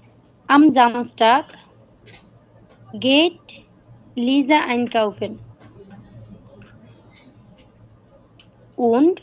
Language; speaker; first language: German; non-native, learner; Bangla